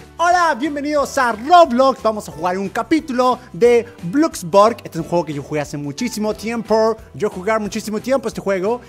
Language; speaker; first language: Spanish; non-native, learner; English